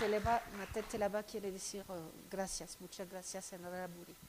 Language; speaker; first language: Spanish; non-native, fluent; French